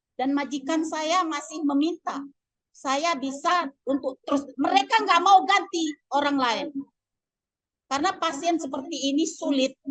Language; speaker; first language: Indonesian; non-native, local second language; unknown